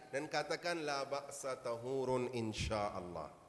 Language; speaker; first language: Indonesian; non-native, learner; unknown